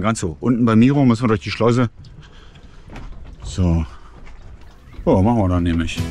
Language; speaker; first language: German; native; German